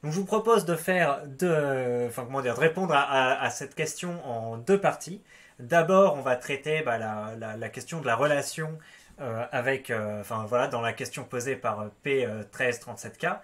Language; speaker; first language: French; native; French